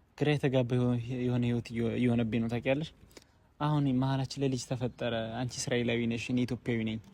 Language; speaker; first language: Amharic; native; Amharic